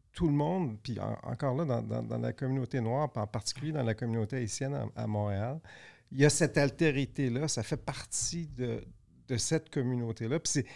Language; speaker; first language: French; native; French